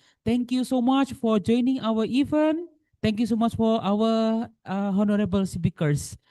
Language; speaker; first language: English; non-native, local second language; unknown